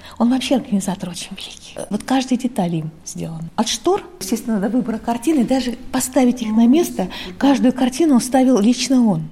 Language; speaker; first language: Russian; native; Russian